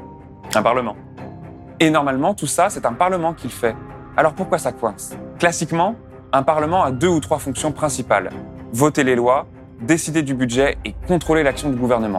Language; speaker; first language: French; native; French